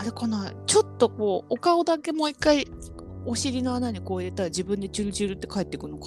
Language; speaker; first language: Japanese; native; Japanese